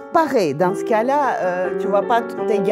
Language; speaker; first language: French; non-native, fluent; Russian